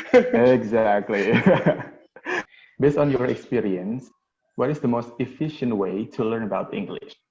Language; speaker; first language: English; non-native, local second language; Indonesian